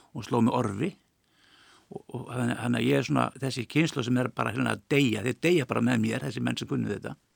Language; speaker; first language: Icelandic; native; Icelandic